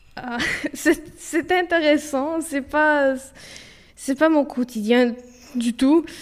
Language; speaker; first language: French; early bilingual, other home language; Romanian